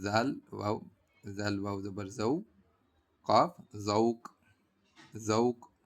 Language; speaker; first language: Hindi; native; Hindi